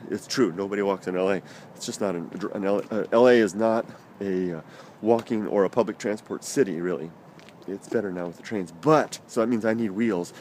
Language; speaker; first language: English; native; English